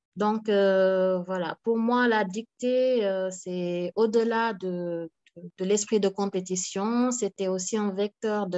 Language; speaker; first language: French; non-native, local second language; Wolof